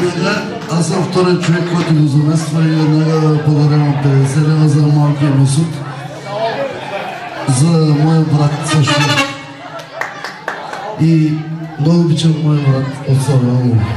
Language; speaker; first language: Bulgarian; non-native, local second language; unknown